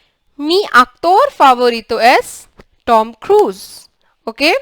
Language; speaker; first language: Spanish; non-native, learner; English